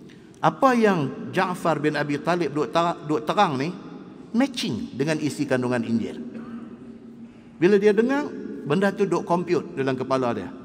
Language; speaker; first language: Malay; native; Malay